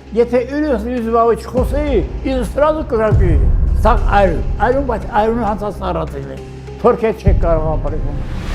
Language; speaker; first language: Armenian; native; Armenian